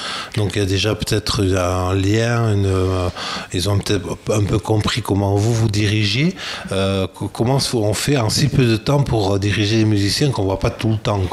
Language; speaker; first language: French; native; French